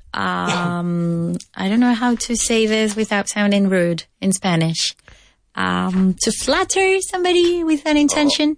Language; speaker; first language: English; non-native, fluent; Spanish